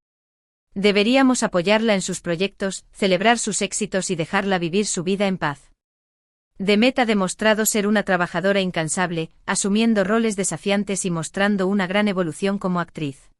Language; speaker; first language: Spanish; native; Spanish